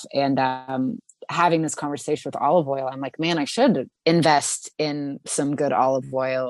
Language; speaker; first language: English; native; English